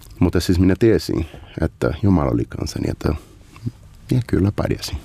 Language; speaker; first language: Finnish; non-native, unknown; Portuguese